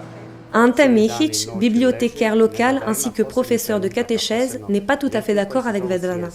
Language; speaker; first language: French; native; French